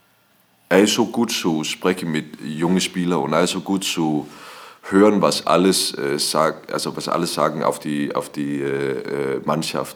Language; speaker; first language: German; non-native, learner; Danish